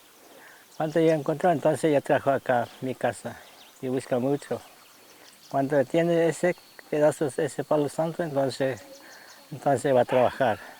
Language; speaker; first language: Spanish; non-native, local second language; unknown